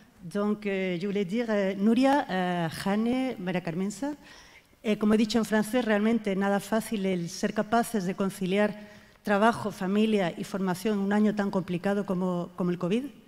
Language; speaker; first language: Spanish; native; Spanish